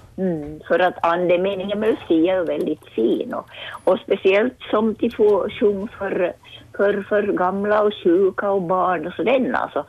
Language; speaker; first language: Swedish; native; Swedish